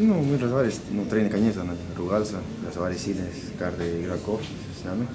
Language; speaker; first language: Russian; non-native, learner; Spanish